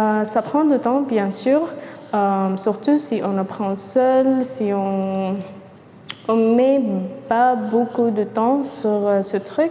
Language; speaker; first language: French; non-native, fluent; Arabic